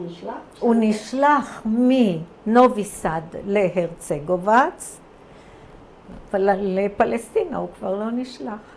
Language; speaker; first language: Hebrew; early bilingual, other home language; Croatian